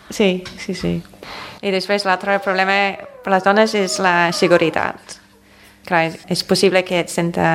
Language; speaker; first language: Catalan; non-native, fluent; English